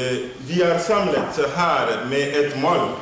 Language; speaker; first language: Swedish; non-native, learner; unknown